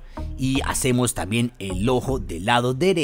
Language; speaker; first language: Spanish; native; Spanish